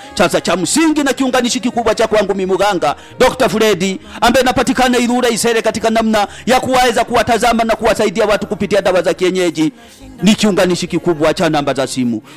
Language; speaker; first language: Swahili; non-native, local second language; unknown